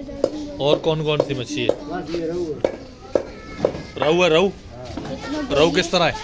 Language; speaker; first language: Urdu; native; Urdu